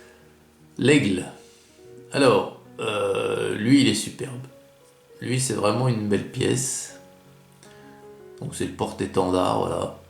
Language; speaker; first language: French; native; French